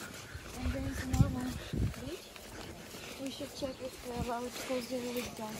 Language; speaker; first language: English; non-native, fluent; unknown